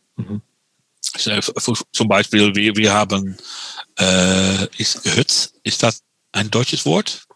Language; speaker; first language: German; non-native, learner; Dutch